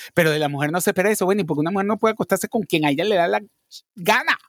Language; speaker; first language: Spanish; native; Spanish